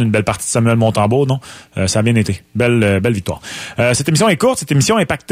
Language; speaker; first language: French; native; French